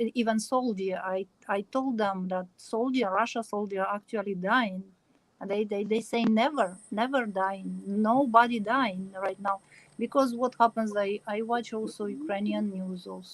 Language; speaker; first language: English; non-native, learner; Ukrainian